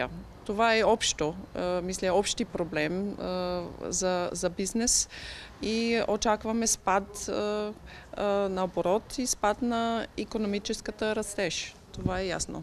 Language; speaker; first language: Bulgarian; non-native, fluent; German